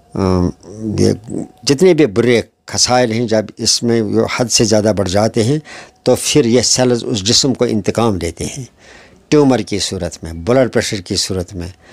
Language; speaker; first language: Hindi; non-native, local second language; Kashmiri